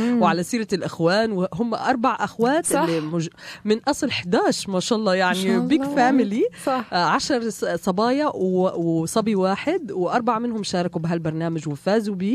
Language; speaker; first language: Arabic; native; Arabic